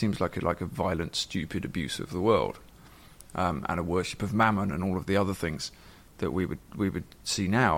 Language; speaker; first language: English; native; English